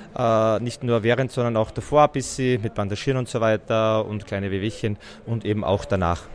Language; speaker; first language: German; native; German